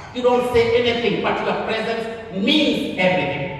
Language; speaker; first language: English; non-native, local second language; Swahili